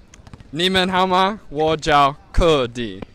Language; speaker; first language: Chinese; non-native, learner; English